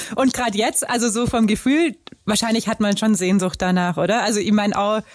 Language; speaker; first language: German; native; German